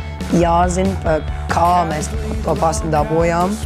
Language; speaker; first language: Latvian; early bilingual, heritage; Latvian